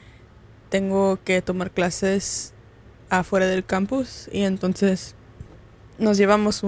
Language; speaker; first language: Spanish; early bilingual, heritage; Spanish